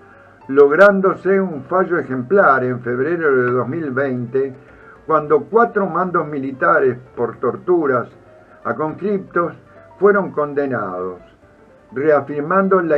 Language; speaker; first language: Spanish; native; Spanish